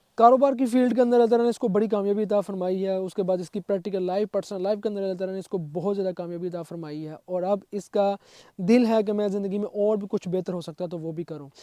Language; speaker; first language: Urdu; non-native, local second language; Punjabi